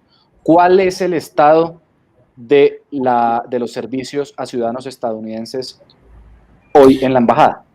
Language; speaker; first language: Spanish; native; Spanish